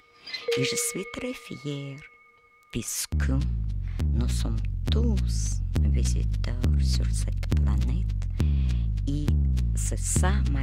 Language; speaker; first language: French; non-native, learner; Russian